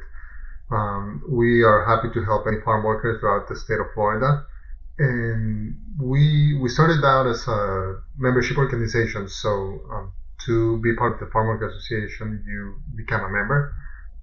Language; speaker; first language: English; native; English